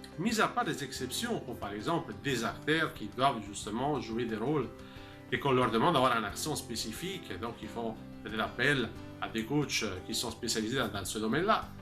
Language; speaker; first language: French; non-native, fluent; Italian